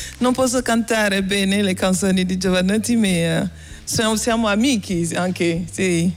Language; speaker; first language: Italian; non-native, learner; Bambara